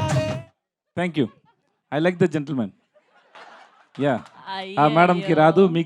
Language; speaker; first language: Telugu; non-native, learner; Tamil